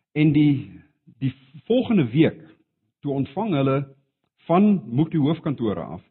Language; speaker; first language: Afrikaans; non-native, local second language; English